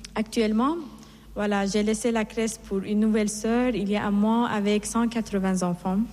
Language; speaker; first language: French; non-native, fluent; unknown